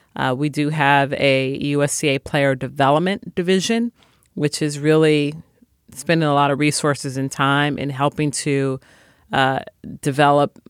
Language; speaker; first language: English; native; English